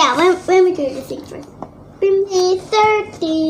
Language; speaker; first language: English; non-native, learner; Thai